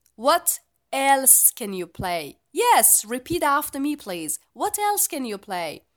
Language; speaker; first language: English; non-native, fluent; Persian